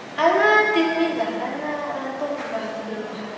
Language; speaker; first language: Arabic; non-native, learner; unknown